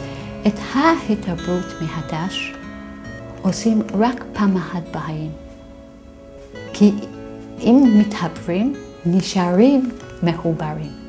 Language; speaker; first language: Hebrew; non-native, fluent; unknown